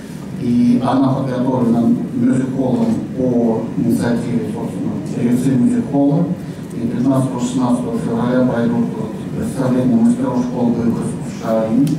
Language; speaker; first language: Russian; native; Russian